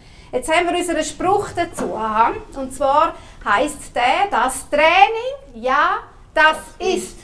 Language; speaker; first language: German; native; German